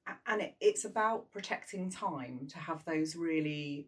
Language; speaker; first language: English; native; English